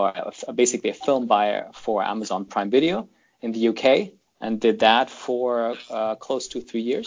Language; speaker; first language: English; non-native, fluent; German